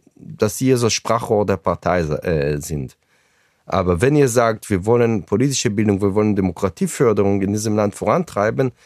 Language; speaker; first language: German; non-native, fluent; Hebrew